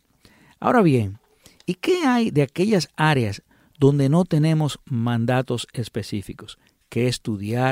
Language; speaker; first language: Spanish; native; Spanish